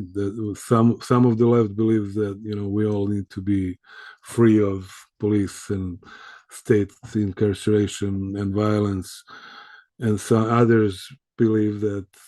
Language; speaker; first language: English; early bilingual, other home language; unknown